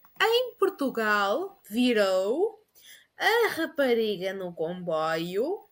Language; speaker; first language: Portuguese; non-native, learner; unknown